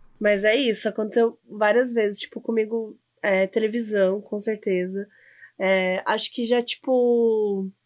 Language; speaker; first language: Portuguese; native; Portuguese